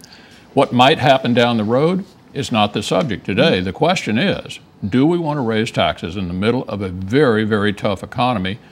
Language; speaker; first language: English; native; English